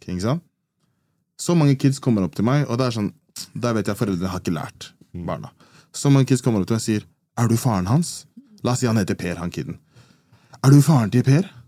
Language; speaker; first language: Norwegian; early bilingual, other home language; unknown